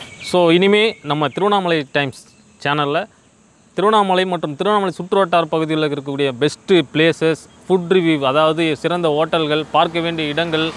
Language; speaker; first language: Tamil; native; Tamil